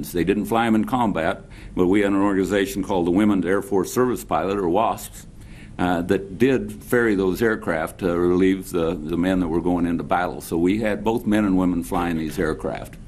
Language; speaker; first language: English; native; English